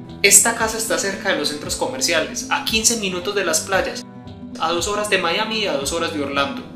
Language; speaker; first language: Spanish; native; Spanish